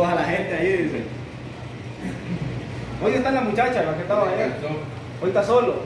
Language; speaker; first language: Spanish; native; Spanish